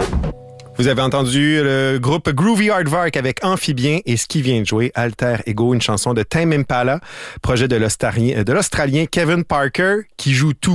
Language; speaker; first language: French; native; French